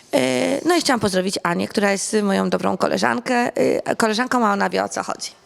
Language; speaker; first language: Polish; native; Polish